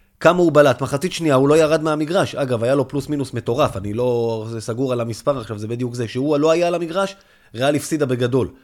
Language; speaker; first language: Hebrew; native; Hebrew